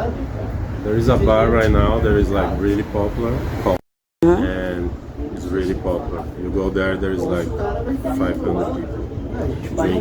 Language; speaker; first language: English; non-native, fluent; Portuguese